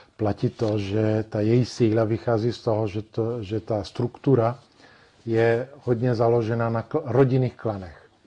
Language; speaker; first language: Czech; non-native, fluent; Italian